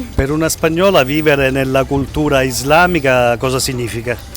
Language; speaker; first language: Italian; native; Italian